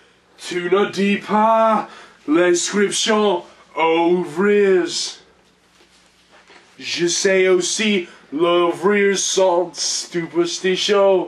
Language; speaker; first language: French; non-native, learner; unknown